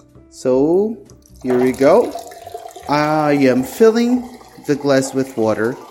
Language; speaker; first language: English; non-native, fluent; Portuguese